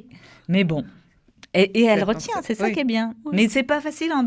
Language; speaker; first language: French; native; French